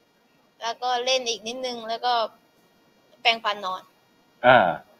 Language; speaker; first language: Thai; early bilingual, other home language; Portuguese